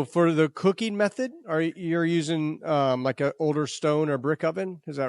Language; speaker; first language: English; native; English